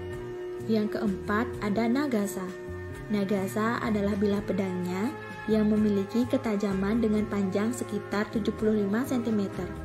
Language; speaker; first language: Indonesian; native; Indonesian